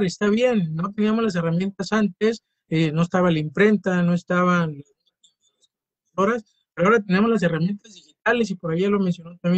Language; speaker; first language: Spanish; native; Spanish